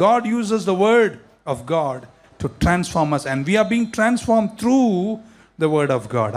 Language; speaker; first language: English; non-native, local second language; Tamil